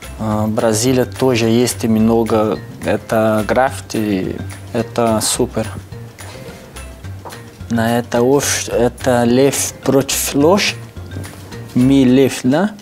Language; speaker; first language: Russian; non-native, learner; Portuguese